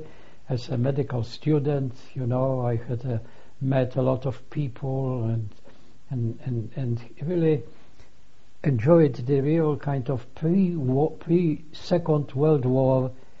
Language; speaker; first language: English; non-native, fluent; Polish